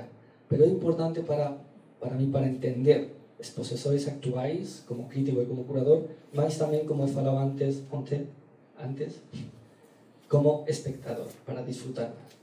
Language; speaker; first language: Portuguese; non-native, learner; Galician